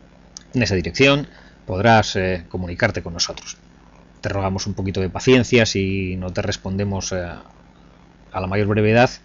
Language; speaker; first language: Spanish; native; Spanish